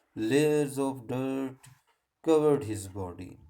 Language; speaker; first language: English; non-native, local second language; Hindi